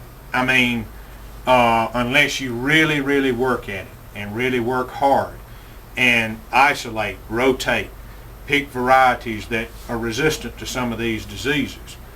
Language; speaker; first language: English; native; English